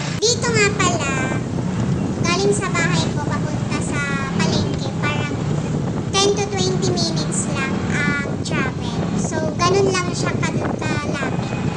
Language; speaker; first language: Filipino; native; Filipino